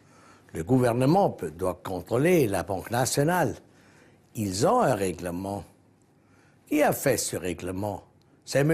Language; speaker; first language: French; non-native, local second language; German